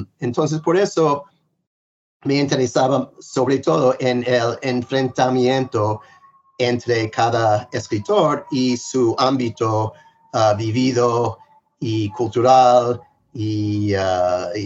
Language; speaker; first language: Spanish; non-native, fluent; English